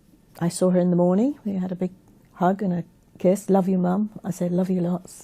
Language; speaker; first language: English; native; English